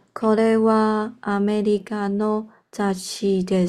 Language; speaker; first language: Japanese; non-native, learner; Chinese